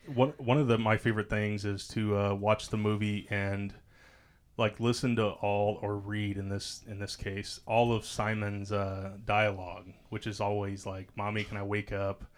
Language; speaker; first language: English; native; English